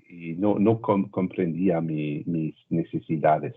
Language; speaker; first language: Spanish; non-native, learner; French